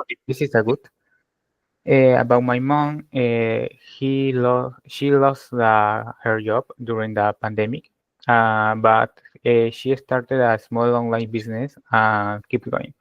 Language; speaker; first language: English; non-native, learner; Spanish